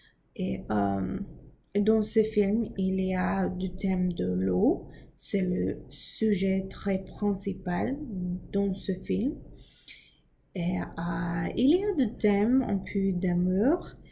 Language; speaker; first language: French; non-native, learner; English